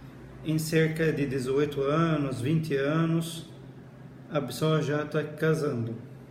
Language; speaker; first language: Portuguese; non-native, fluent; Arabic